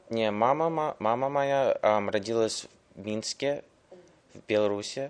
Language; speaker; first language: Russian; early bilingual, heritage; English